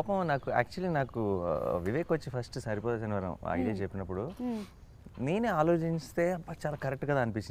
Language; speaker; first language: Telugu; native; Telugu